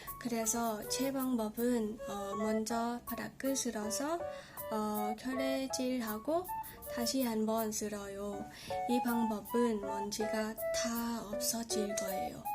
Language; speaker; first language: Korean; non-native, learner; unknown